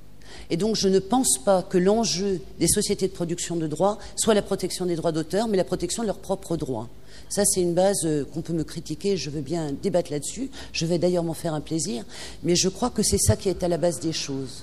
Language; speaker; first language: French; native; French